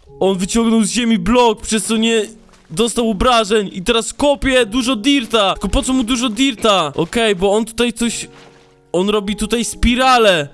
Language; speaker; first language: Polish; native; Polish